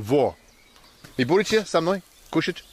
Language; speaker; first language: Russian; non-native, learner; English